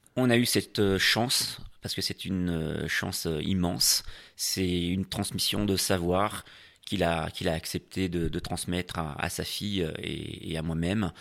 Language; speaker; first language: French; native; French